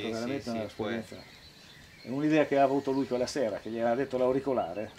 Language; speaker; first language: Italian; native; Italian